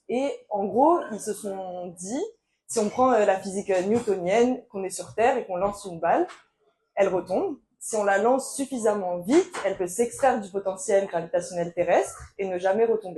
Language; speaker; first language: French; native; French